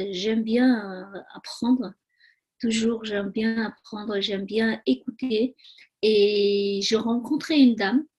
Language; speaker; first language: French; non-native, learner; Tibetan